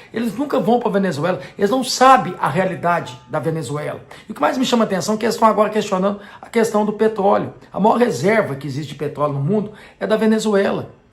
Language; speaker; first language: Portuguese; native; Portuguese